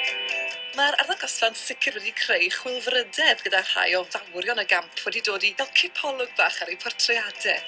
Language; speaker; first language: Welsh; native; Welsh